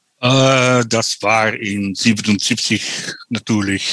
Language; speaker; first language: German; non-native, learner; Dutch